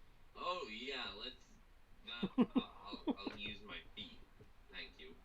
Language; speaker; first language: English; native; English